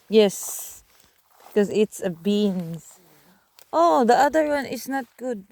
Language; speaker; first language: English; non-native, local second language; Cebuano